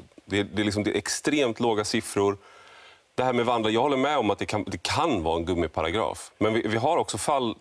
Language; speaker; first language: Swedish; native; Swedish